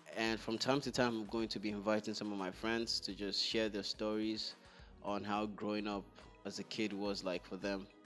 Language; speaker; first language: English; non-native, local second language; Igbo